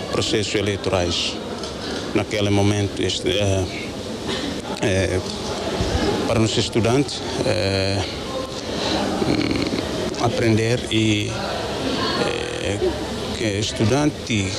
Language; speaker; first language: Portuguese; non-native, learner; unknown